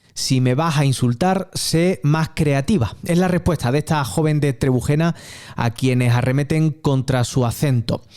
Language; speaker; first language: Spanish; native; Spanish